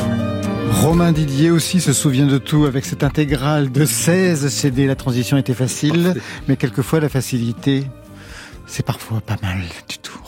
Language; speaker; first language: French; native; French